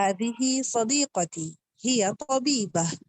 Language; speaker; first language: Arabic; non-native, learner; Urdu